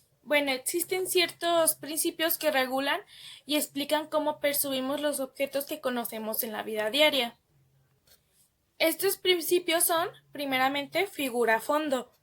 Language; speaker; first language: Spanish; native; Spanish